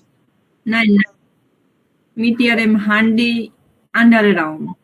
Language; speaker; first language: German; non-native, learner; Bangla